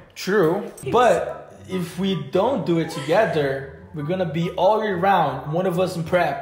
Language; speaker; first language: English; non-native, fluent; Portuguese